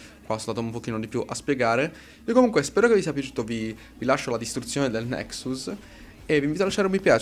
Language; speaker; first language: Italian; native; Italian